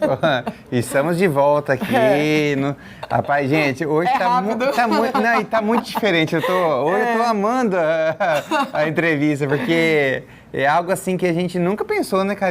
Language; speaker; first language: Portuguese; native; Portuguese